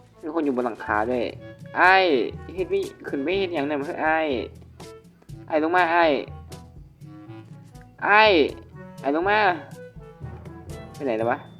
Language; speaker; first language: Thai; native; Thai